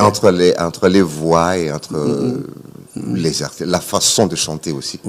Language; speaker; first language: French; non-native, local second language; Malagasy